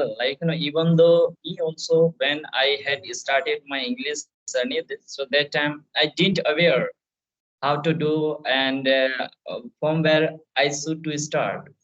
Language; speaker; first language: English; non-native, fluent; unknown